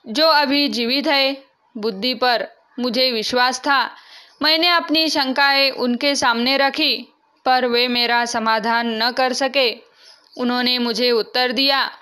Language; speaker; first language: Hindi; non-native, local second language; Marathi